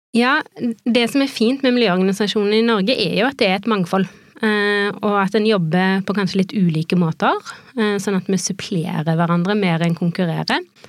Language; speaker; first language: Norwegian; native; Norwegian